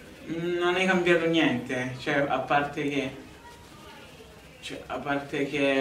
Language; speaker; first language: Italian; early bilingual, other home language; Lingala